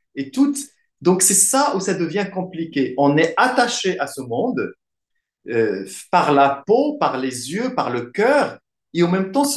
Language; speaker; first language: French; non-native, local second language; Arabic